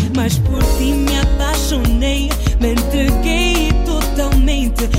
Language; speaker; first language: Portuguese; non-native, local second language; Makhuwa